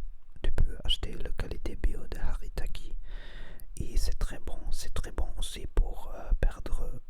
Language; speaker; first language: French; non-native, learner; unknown